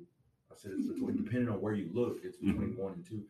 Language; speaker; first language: English; native; English